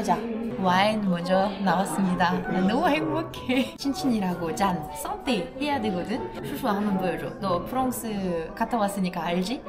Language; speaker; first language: Korean; non-native, fluent; French